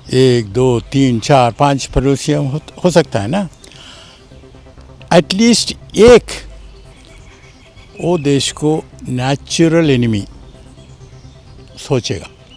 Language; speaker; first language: Hindi; non-native, local second language; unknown